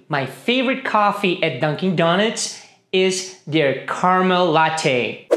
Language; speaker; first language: English; non-native, fluent; Portuguese